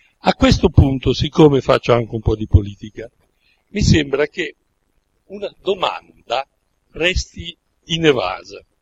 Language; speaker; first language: Italian; native; Italian